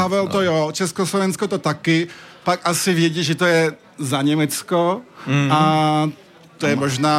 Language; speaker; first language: Czech; early bilingual, heritage; French